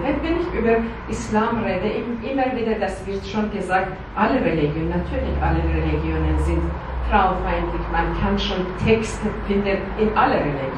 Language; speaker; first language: German; non-native, learner; Persian